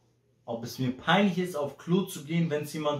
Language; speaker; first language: German; early bilingual, heritage; Polish